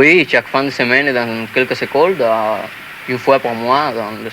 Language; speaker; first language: French; non-native, learner; Spanish